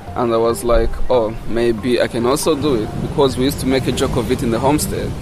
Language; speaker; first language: English; non-native, fluent; Kinyarwanda